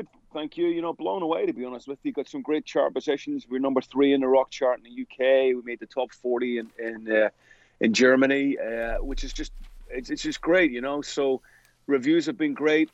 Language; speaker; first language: English; native; English